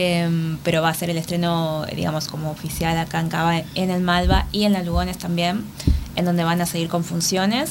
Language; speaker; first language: Spanish; native; Spanish